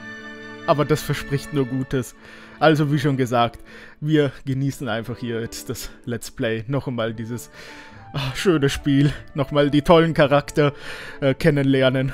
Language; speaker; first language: German; native; German